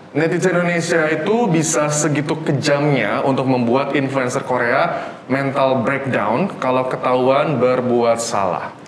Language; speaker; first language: Indonesian; native; Indonesian